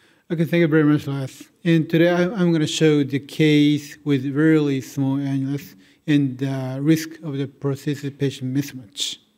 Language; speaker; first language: English; non-native, fluent; Japanese